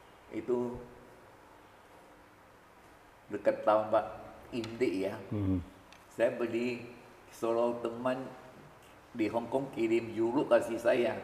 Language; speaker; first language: Indonesian; early bilingual, other home language; Min Nan Chinese